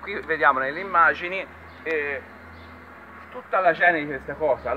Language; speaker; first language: Italian; native; Italian